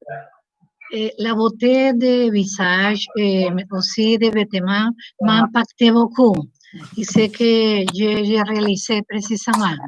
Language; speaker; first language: French; non-native, learner; Spanish